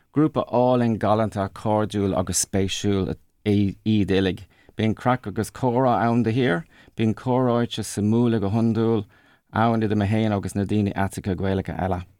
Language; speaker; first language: Irish; non-native, local second language; English